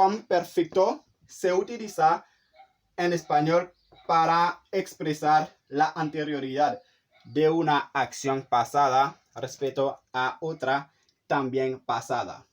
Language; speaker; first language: Spanish; non-native, fluent; Haitian Creole